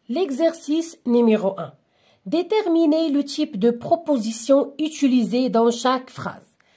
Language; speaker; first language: French; non-native, local second language; Arabic